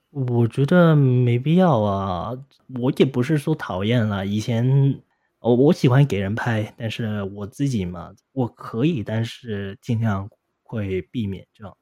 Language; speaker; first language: Chinese; non-native, local second language; Cantonese